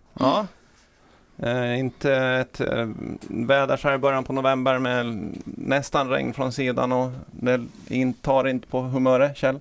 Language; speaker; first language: Swedish; native; Swedish